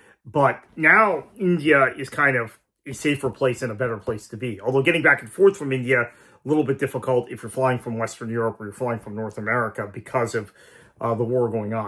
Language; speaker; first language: English; native; English